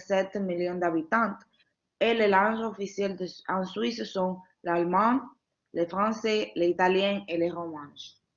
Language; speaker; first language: French; non-native, learner; Spanish